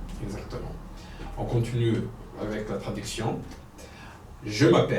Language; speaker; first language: French; non-native, fluent; Polish